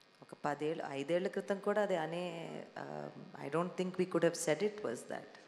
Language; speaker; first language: Telugu; native; Telugu